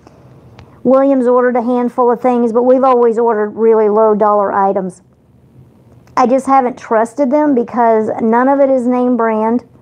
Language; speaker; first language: English; native; English